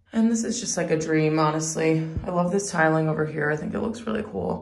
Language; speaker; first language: English; native; English